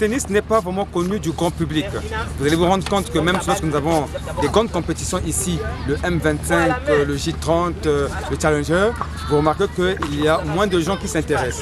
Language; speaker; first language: French; non-native, local second language; Lingala